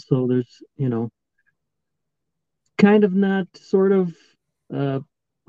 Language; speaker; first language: English; native; English